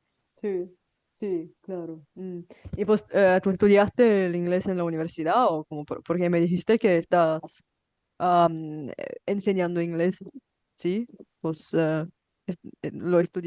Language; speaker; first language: Spanish; non-native, fluent; Bulgarian